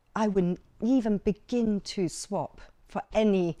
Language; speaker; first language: English; early bilingual, other home language; Cantonese